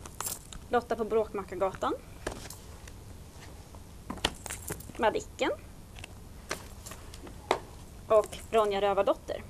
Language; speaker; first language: Swedish; native; Swedish